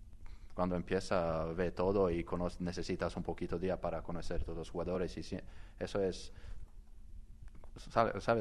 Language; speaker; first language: Spanish; non-native, learner; Croatian